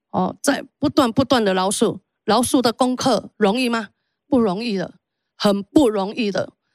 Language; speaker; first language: Chinese; early bilingual, heritage; Chinese